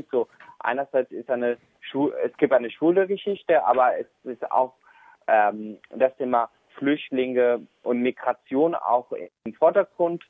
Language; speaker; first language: German; non-native, fluent; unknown